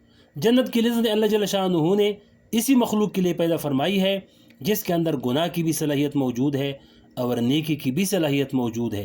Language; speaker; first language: Urdu; native; Urdu